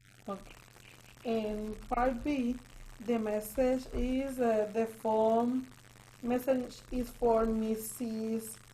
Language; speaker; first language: English; non-native, learner; Spanish